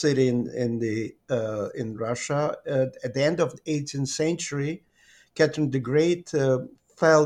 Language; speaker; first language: English; non-native, fluent; Ukrainian